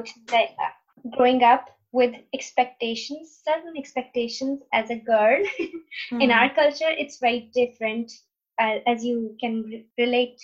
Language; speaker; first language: English; non-native, local second language; Urdu